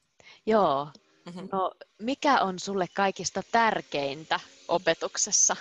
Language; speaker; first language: Finnish; native; Finnish